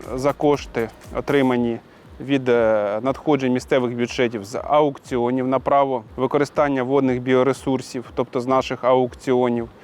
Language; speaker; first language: Ukrainian; native; Ukrainian